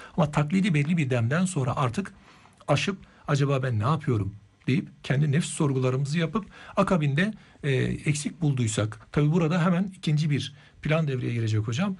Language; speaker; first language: Turkish; native; Turkish